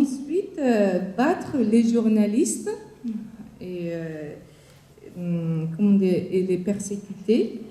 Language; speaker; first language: French; non-native, fluent; Persian